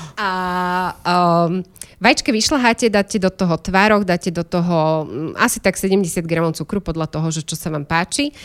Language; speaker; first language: Slovak; native; Slovak